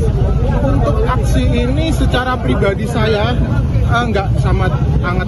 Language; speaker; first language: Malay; non-native, local second language; Javanese